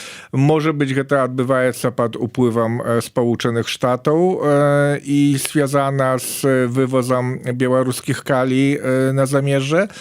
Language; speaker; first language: Polish; non-native, learner; Belarusian